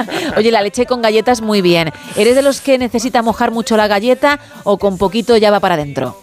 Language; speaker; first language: Spanish; native; Spanish